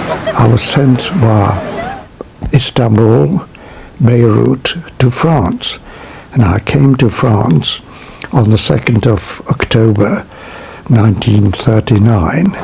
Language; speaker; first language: English; non-native, fluent; Czech